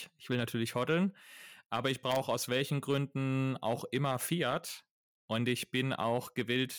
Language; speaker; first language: German; native; German